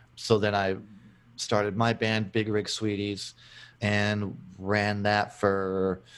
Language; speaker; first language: English; native; English